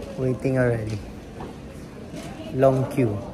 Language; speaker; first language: English; non-native, learner; Filipino